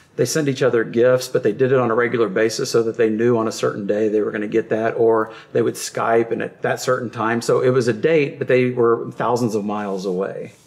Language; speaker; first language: English; native; English